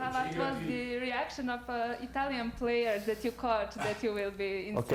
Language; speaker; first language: English; non-native, fluent; Serbian